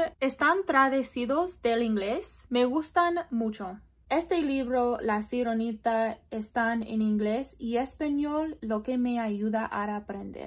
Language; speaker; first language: Spanish; non-native, learner; English